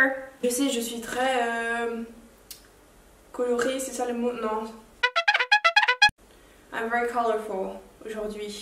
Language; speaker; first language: French; non-native, fluent; Finnish